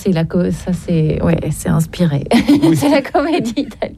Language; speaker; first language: French; native; French